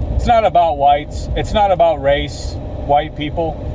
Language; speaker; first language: English; native; English